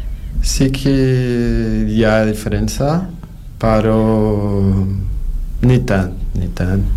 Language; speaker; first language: Catalan; non-native, learner; Portuguese